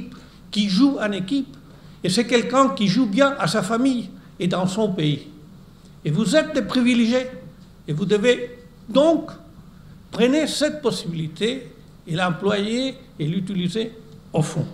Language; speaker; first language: French; non-native, fluent; Spanish